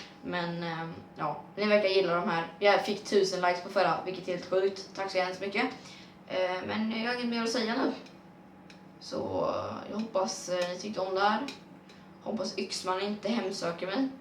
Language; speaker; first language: Swedish; native; Swedish